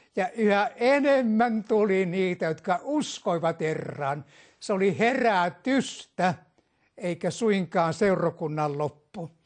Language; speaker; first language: Finnish; native; Finnish